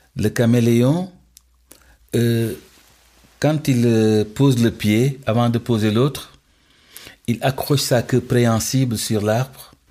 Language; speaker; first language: French; non-native, local second language; Wolof